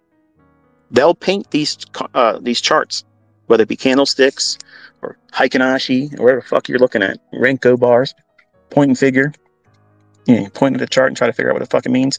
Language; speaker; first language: English; native; English